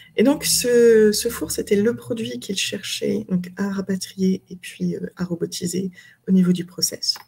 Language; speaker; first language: French; native; French